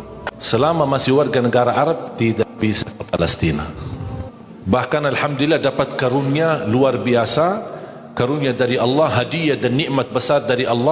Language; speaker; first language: Indonesian; non-native, fluent; Arabic